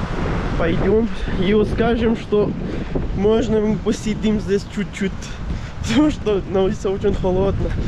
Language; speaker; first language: Russian; non-native, learner; Urdu